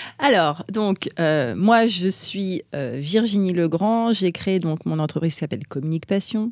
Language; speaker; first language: French; native; French